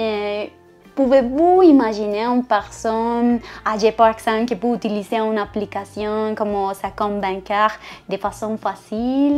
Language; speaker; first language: French; non-native, learner; Spanish